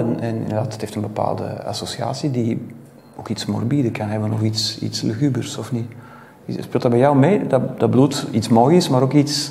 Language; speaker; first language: Dutch; native; Dutch